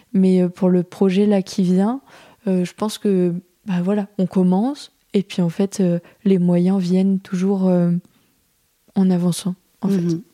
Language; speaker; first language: French; native; French